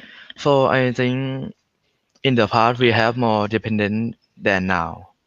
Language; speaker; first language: English; non-native, learner; Thai